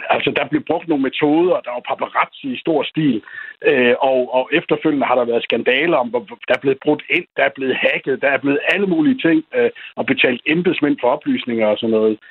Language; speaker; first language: Danish; native; Danish